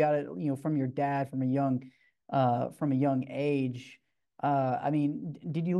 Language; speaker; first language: English; native; English